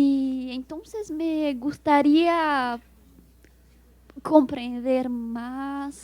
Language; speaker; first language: Spanish; non-native, learner; Portuguese